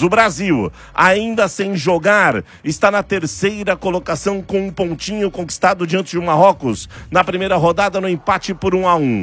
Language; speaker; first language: Portuguese; native; Portuguese